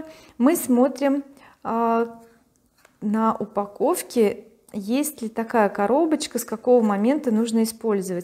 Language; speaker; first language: Russian; native; Russian